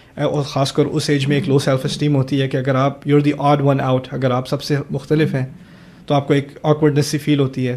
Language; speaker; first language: Urdu; early bilingual, heritage; German